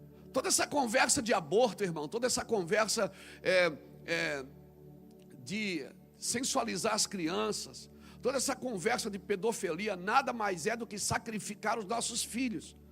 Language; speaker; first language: Portuguese; native; Portuguese